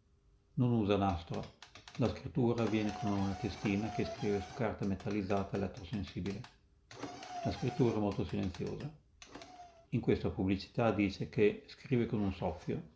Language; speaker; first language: Italian; native; Italian